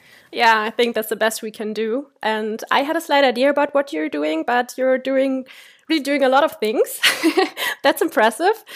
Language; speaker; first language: English; non-native, fluent; German